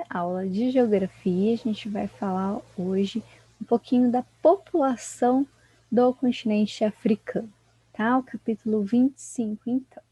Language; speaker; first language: Portuguese; native; Portuguese